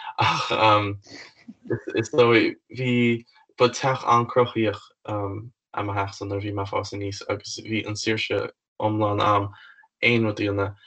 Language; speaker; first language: Irish; native; Irish